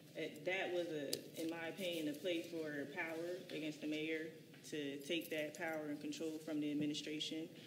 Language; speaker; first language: English; native; English